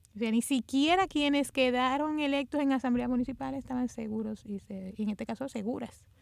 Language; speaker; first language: Spanish; native; Spanish